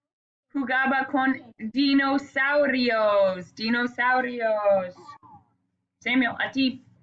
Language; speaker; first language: Spanish; non-native, fluent; English